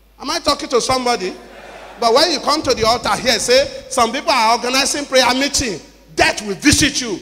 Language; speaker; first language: English; non-native, local second language; Yoruba